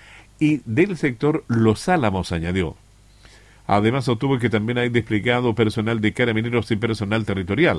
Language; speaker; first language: Spanish; native; Spanish